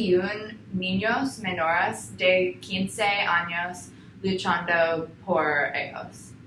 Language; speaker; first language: Spanish; non-native, learner; English